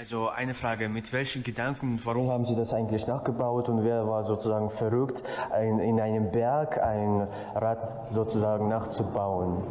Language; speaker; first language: German; non-native, fluent; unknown